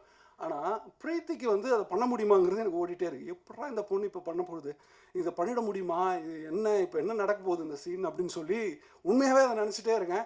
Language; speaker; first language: Tamil; native; Tamil